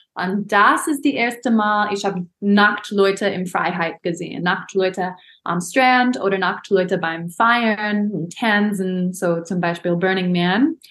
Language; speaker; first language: German; non-native, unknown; English